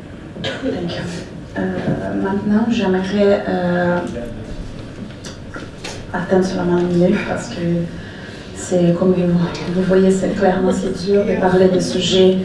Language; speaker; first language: French; non-native, fluent; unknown